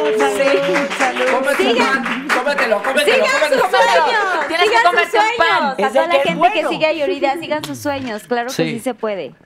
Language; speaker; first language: Spanish; native; Spanish